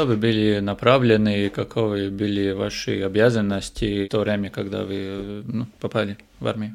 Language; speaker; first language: Russian; non-native, local second language; Latvian